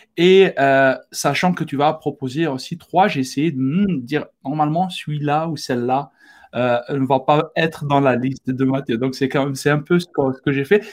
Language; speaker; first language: French; non-native, local second language; Arabic